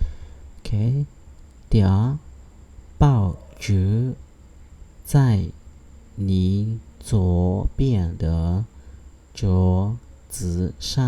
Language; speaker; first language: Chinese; non-native, fluent; Khmer